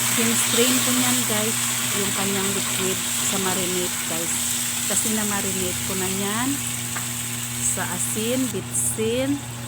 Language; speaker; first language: Filipino; non-native, local second language; Hiligaynon